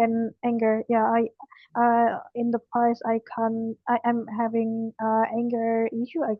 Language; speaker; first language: English; non-native, learner; Indonesian